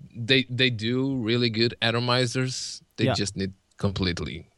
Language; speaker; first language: English; non-native, fluent; Portuguese